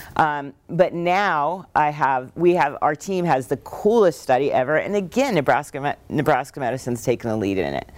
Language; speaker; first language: English; native; English